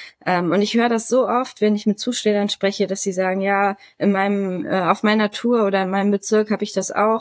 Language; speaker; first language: German; native; German